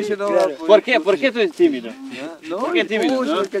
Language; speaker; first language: Spanish; non-native, learner; Serbian